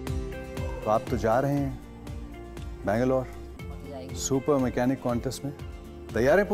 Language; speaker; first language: Hindi; native; Hindi